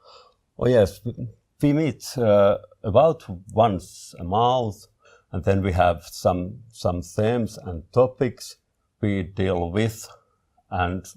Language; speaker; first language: English; non-native, fluent; Finnish